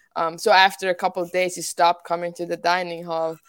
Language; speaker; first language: English; non-native, fluent; Swiss German